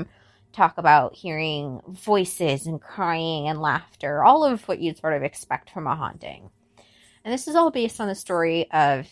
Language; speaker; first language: English; native; English